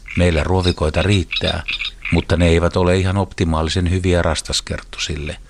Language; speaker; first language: Finnish; native; Finnish